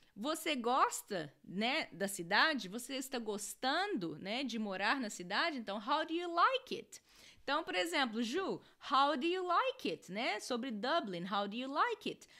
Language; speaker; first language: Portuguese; native; Portuguese